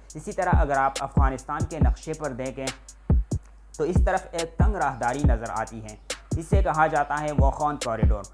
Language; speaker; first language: Urdu; non-native, local second language; Pashto